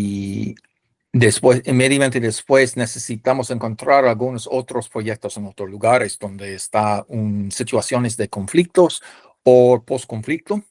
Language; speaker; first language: Spanish; non-native, fluent; English